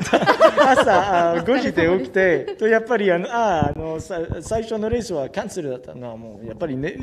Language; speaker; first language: Japanese; non-native, learner; French